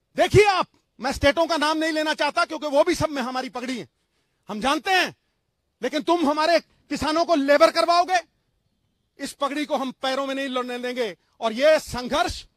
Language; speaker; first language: Hindi; non-native, local second language; Punjabi